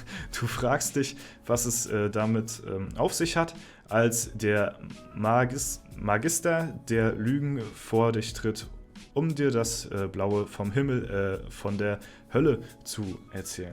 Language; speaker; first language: German; native; German